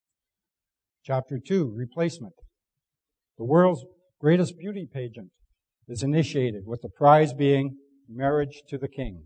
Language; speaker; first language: English; native; English